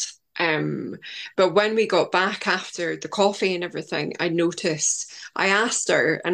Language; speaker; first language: English; native; English